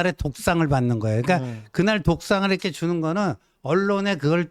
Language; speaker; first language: Korean; native; Korean